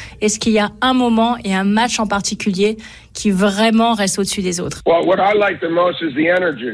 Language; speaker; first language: French; native; French